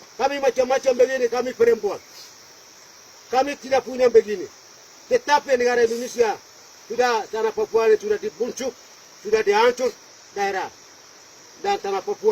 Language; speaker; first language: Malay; non-native, local second language; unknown